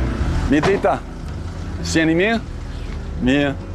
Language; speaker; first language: Albanian; non-native, learner; English